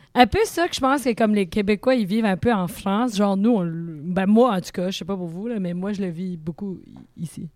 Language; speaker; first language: French; native; French